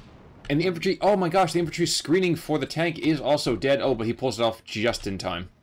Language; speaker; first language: English; native; English